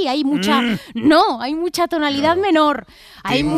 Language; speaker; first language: Spanish; native; Spanish